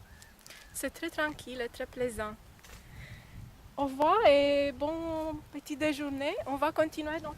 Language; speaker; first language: French; non-native, fluent; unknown